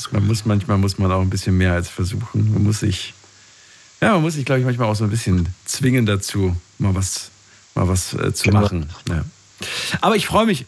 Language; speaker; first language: German; native; German